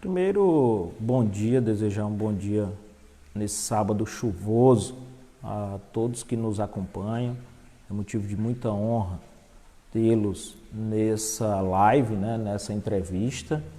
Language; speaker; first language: Portuguese; native; Portuguese